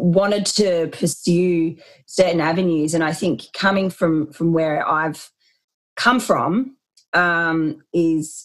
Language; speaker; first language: English; native; English